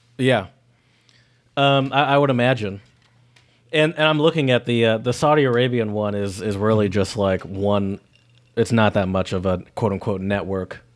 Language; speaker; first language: English; native; English